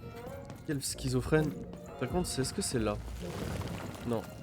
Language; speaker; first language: French; native; French